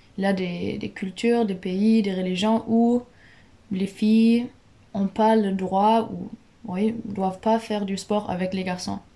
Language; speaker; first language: French; non-native, fluent; German